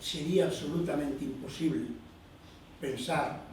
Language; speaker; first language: Spanish; non-native, local second language; Galician